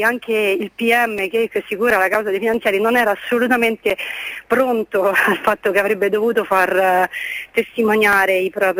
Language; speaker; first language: Italian; native; Italian